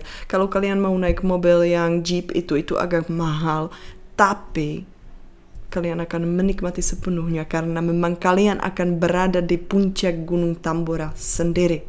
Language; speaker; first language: Indonesian; non-native, fluent; Czech